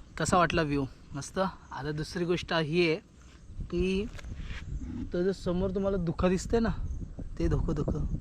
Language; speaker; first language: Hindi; non-native, local second language; Marathi